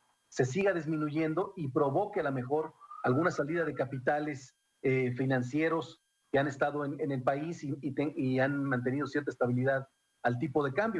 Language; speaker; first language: Spanish; native; Spanish